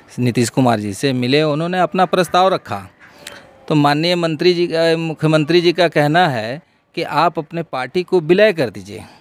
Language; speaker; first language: Hindi; native; Hindi